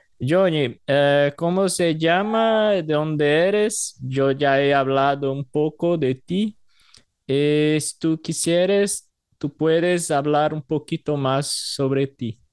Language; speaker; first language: Spanish; non-native, learner; Portuguese